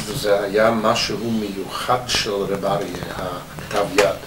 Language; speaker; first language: Hebrew; non-native, fluent; English